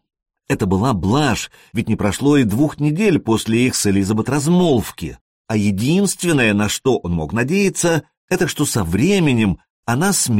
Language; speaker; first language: Russian; native; Russian